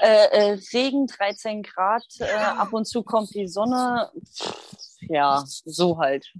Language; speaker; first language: German; native; German